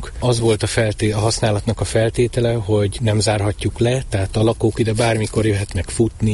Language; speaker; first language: Hungarian; native; Hungarian